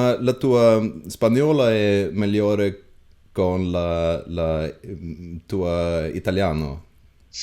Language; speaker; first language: Italian; non-native, learner; Swedish